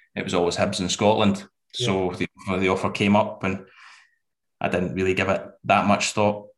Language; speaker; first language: English; native; English